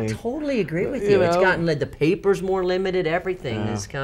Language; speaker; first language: English; native; English